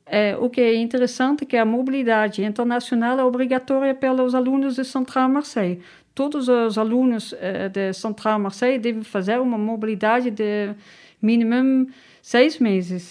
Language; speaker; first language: Portuguese; non-native, learner; Dutch